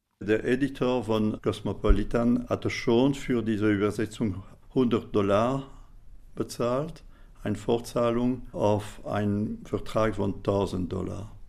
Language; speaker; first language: German; non-native, fluent; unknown